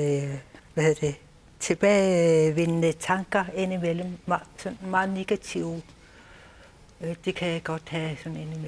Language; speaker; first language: Danish; non-native, local second language; Kalaallisut